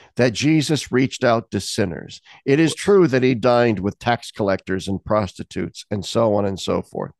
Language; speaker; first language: English; native; English